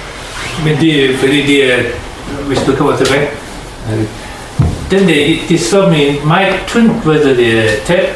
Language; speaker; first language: Danish; non-native, learner; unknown